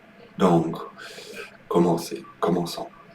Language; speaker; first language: French; non-native, learner; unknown